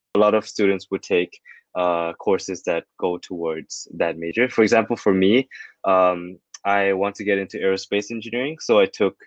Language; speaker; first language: English; non-native, fluent; Thai